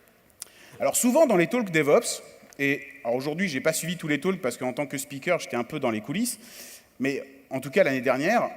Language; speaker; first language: French; native; French